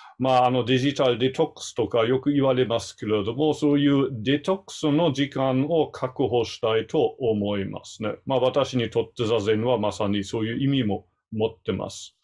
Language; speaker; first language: Japanese; non-native, fluent; German